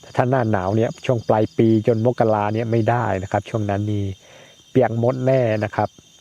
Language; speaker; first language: Thai; native; Thai